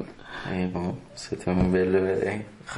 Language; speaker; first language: French; non-native, fluent; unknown